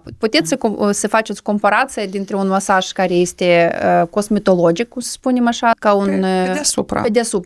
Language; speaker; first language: Romanian; non-native, local second language; Russian